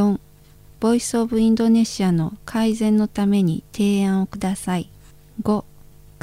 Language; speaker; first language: Japanese; non-native, learner; Indonesian